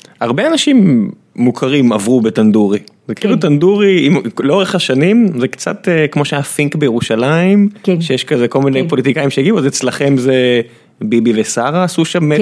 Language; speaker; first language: Hebrew; native; Hebrew